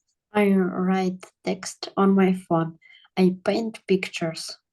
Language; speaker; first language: English; non-native, learner; Russian